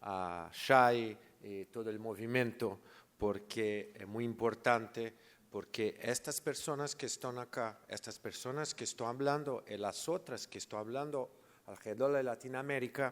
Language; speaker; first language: Spanish; non-native, learner; Portuguese